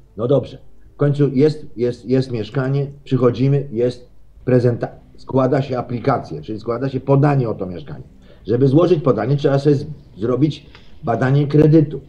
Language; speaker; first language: Polish; native; Polish